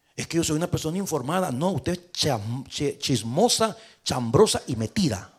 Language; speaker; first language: Spanish; native; Spanish